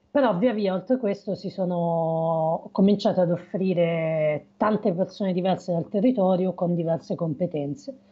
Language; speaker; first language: Italian; native; Italian